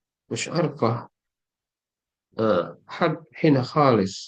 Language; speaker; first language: Arabic; non-native, fluent; Indonesian